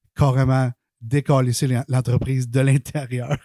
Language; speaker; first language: French; native; French